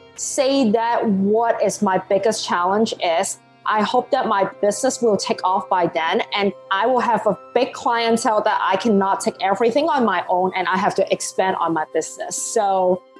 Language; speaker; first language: English; non-native, local second language; Cantonese